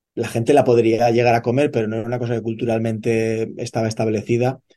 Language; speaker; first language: Spanish; native; Spanish